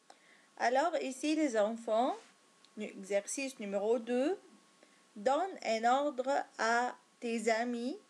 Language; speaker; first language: French; non-native, fluent; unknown